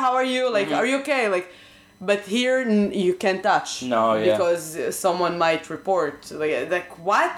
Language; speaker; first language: English; non-native, fluent; Hebrew